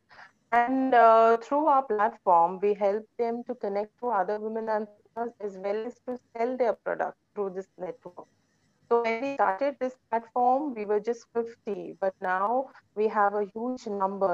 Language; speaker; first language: English; non-native, local second language; Konkani